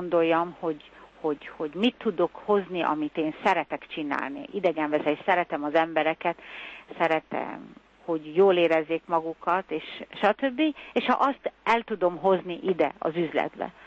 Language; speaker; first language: Hungarian; early bilingual, heritage; Hungarian